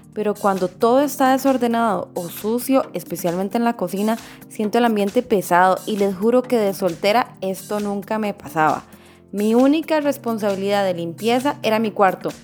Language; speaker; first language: Spanish; native; Spanish